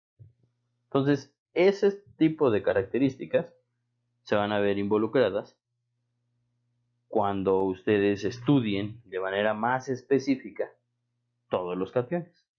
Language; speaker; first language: Spanish; native; Spanish